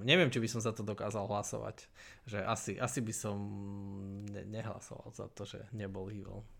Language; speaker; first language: Slovak; native; Slovak